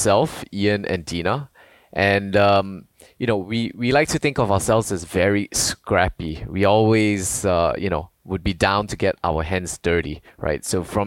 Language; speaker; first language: English; native; English